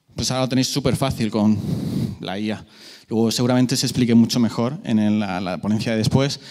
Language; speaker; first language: Spanish; native; Spanish